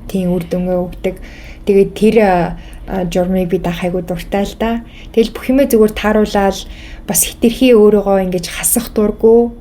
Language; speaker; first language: Mongolian; early bilingual, heritage; Mongolian